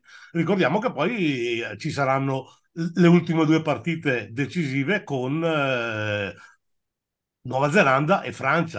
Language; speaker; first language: Italian; native; Italian